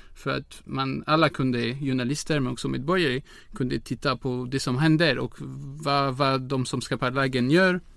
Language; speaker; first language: Swedish; non-native, fluent; French